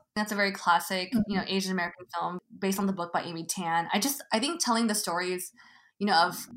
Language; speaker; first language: English; native; English